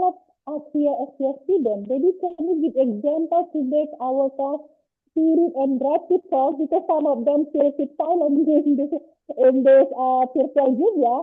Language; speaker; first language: English; non-native, learner; Indonesian